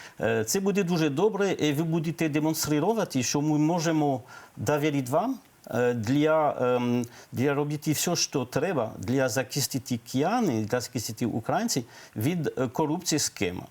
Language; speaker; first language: Ukrainian; non-native, learner; French